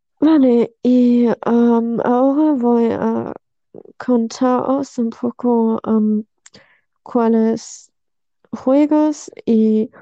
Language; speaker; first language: Spanish; non-native, learner; German